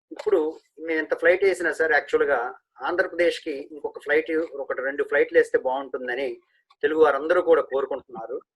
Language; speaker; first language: Telugu; native; Telugu